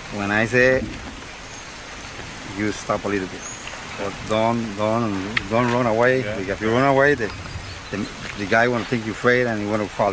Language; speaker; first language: English; non-native, learner; Spanish